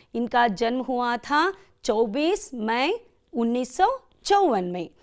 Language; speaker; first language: Hindi; non-native, local second language; Kannada